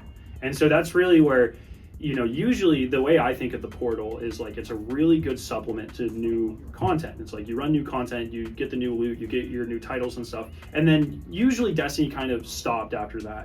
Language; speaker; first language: English; native; English